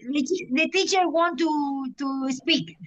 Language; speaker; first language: English; non-native, learner; Spanish